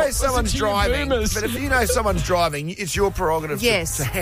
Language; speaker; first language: English; native; English